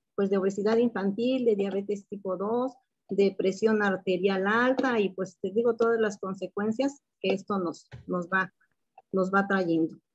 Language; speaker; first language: Spanish; native; Spanish